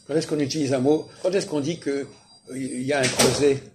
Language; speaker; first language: French; native; French